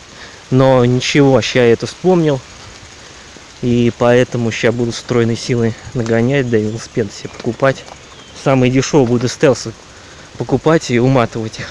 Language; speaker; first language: Russian; native; Russian